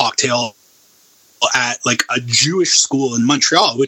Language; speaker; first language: English; native; English